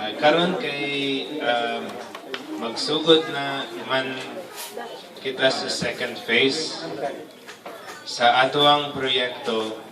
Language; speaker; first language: Cebuano; non-native, learner; Filipino